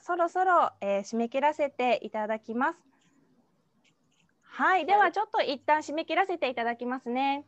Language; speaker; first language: Japanese; native; Japanese